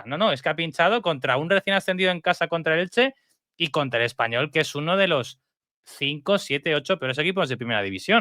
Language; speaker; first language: Spanish; native; Spanish